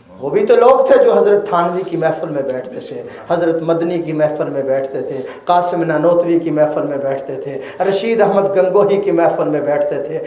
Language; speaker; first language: Urdu; non-native, local second language; Punjabi